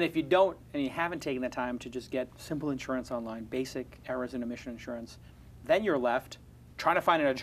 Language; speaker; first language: English; native; English